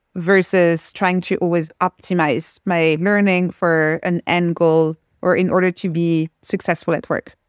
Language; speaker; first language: English; non-native, fluent; French